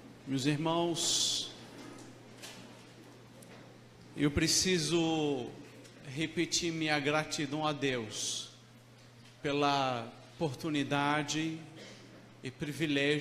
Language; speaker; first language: Portuguese; non-native, fluent; Arabic